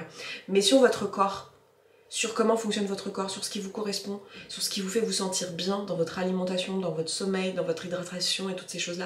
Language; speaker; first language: French; native; French